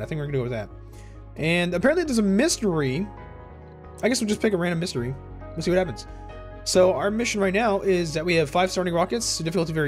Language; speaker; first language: English; native; English